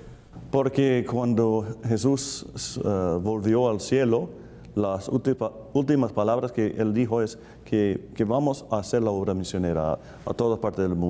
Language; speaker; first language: Spanish; non-native, fluent; English